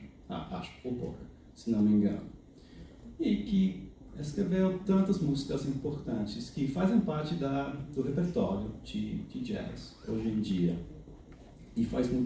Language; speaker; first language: Portuguese; non-native, fluent; English